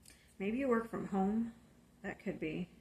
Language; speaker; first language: English; native; English